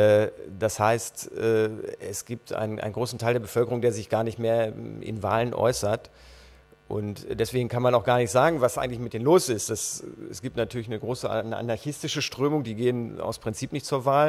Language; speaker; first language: German; native; German